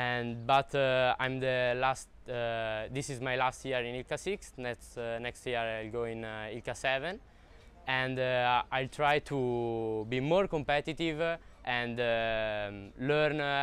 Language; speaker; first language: English; non-native, learner; Italian